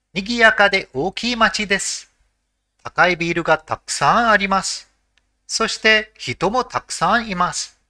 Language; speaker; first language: Japanese; non-native, fluent; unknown